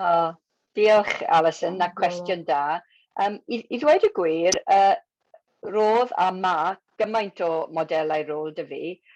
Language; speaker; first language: Welsh; non-native, local second language; English